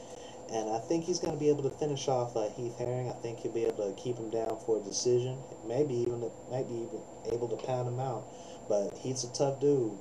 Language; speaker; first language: English; native; English